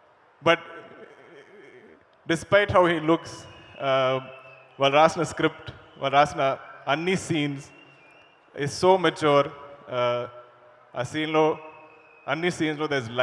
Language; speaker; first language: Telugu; non-native, learner; Malayalam